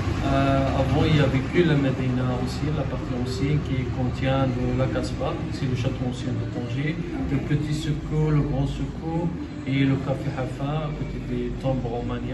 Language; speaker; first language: French; non-native, local second language; Arabic